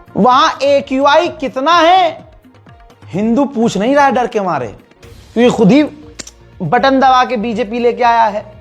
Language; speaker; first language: Hindi; native; Hindi